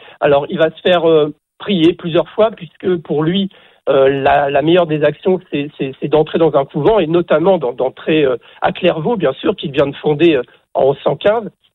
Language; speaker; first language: French; native; French